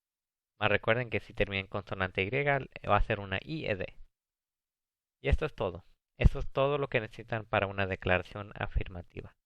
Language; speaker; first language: Spanish; early bilingual, heritage; English